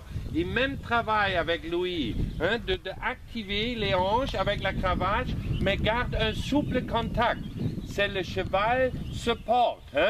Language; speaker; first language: French; non-native, learner; German